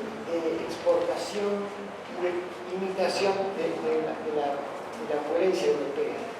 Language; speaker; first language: Spanish; native; Spanish